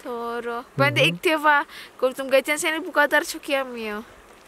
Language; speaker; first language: Turkish; non-native, learner; Indonesian